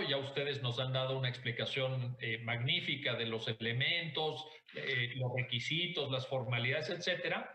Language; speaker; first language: Spanish; native; Spanish